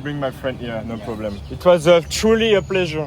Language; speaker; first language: English; non-native, learner; French